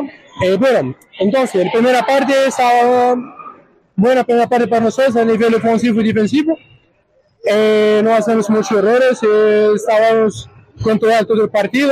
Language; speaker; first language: Spanish; non-native, learner; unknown